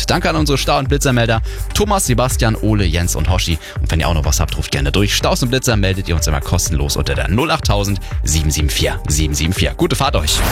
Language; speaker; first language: German; native; German